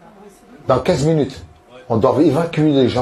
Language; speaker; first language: French; native; French